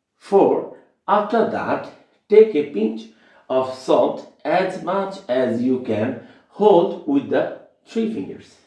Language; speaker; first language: English; non-native, local second language; Bangla